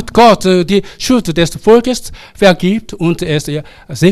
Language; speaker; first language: German; non-native, learner; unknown